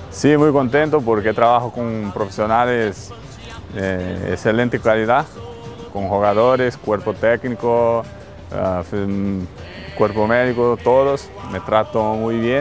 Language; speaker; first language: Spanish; non-native, learner; Portuguese